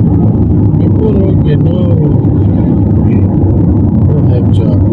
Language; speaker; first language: English; non-native, learner; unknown